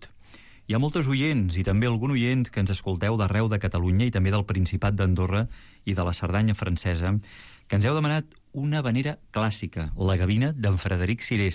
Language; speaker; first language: Catalan; native; Catalan